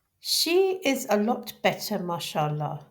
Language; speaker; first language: English; non-native, local second language; Urdu